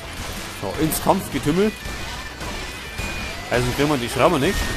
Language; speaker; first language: German; native; German